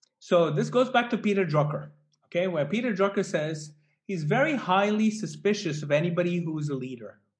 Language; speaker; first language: English; non-native, local second language; Hindi